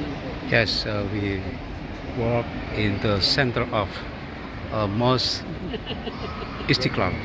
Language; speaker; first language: English; non-native, learner; Indonesian